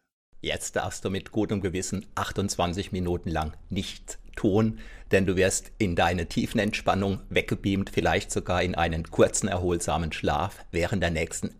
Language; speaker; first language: German; native; German